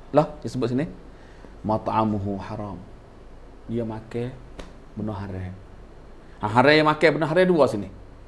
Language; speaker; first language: Malay; native; Malay